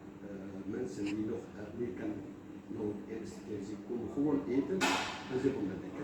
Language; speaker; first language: Dutch; non-native, learner; Kurdish